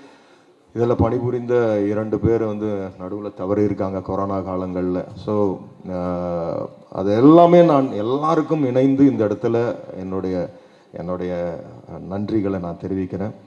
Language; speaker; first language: Tamil; native; Tamil